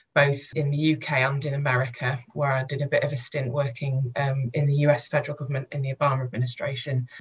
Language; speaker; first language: English; native; English